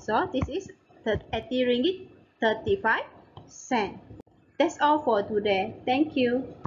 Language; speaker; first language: English; non-native, local second language; Malay